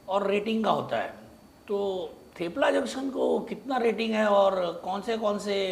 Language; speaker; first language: Hindi; non-native, local second language; Marathi